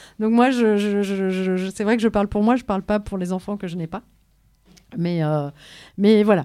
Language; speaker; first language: French; early bilingual, other home language; Kabyle